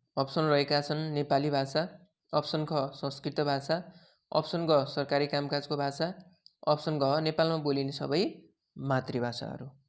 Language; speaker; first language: Nepali; native; Nepali